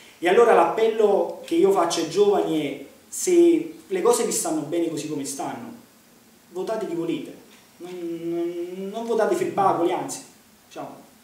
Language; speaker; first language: Italian; native; Italian